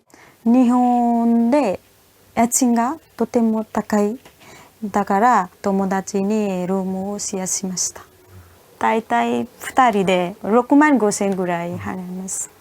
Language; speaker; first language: Japanese; non-native, learner; Nepali